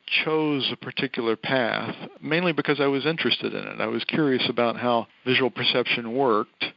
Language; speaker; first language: English; native; English